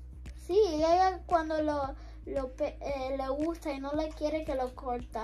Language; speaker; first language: Spanish; early bilingual, heritage; Spanish